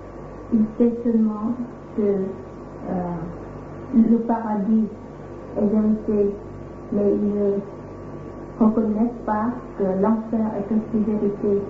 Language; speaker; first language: French; non-native, fluent; Vietnamese